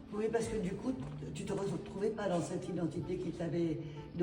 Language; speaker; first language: French; native; French